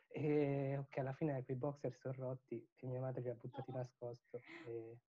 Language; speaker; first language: Italian; early bilingual, other home language; Tamil